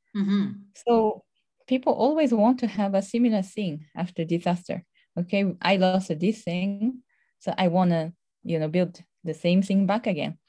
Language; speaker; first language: English; non-native, fluent; Japanese